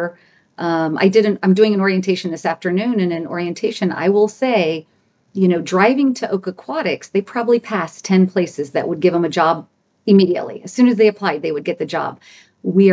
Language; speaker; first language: English; native; English